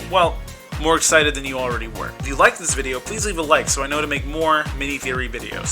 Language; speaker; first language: English; native; English